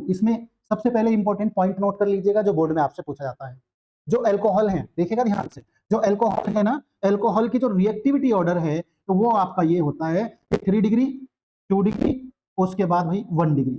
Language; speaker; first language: Hindi; native; Hindi